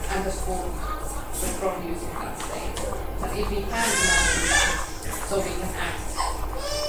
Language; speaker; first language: English; non-native, fluent; Finnish